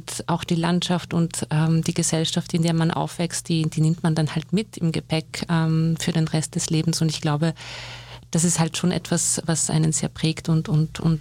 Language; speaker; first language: German; native; German